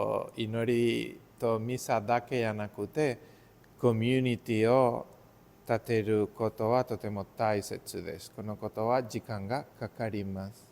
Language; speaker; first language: Japanese; non-native, learner; Spanish